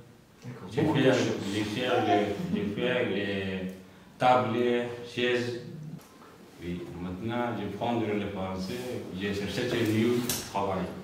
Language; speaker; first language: French; non-native, learner; Arabic